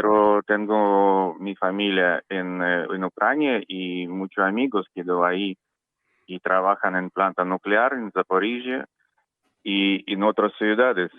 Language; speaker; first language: Spanish; non-native, learner; Russian